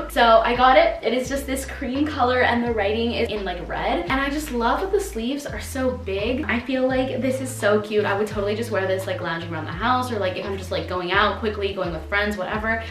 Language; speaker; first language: English; native; English